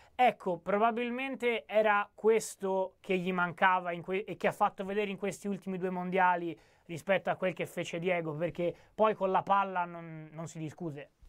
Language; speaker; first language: Italian; native; Italian